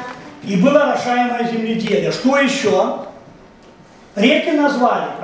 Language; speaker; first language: Russian; native; Russian